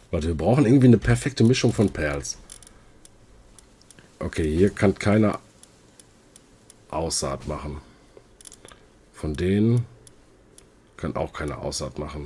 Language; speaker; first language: German; native; German